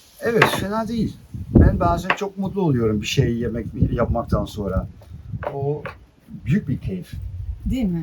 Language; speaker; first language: Turkish; non-native, fluent; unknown